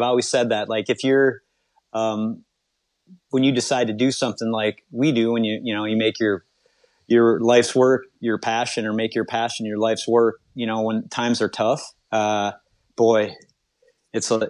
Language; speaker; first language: English; native; English